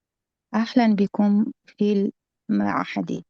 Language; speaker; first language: Arabic; non-native, learner; Uzbek